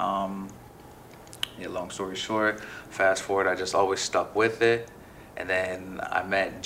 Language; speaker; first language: English; native; English